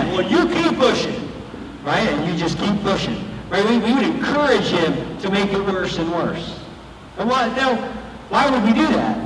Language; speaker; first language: English; native; English